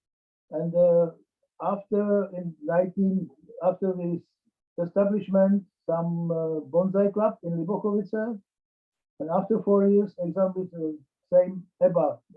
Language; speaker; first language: English; non-native, learner; Czech